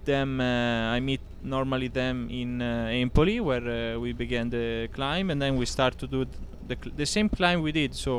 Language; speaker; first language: English; non-native, learner; Italian